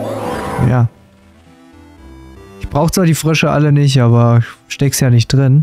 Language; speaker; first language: German; native; German